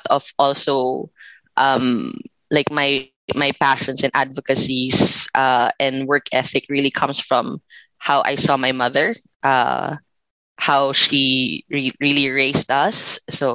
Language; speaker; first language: English; non-native, local second language; Filipino